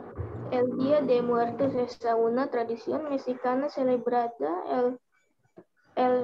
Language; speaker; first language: Spanish; non-native, learner; Indonesian